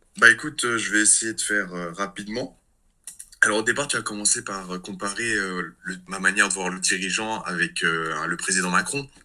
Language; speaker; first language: French; native; French